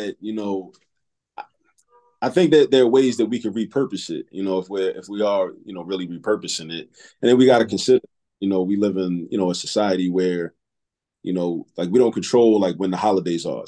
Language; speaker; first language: English; native; English